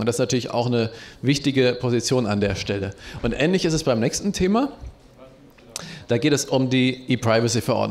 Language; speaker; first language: German; native; German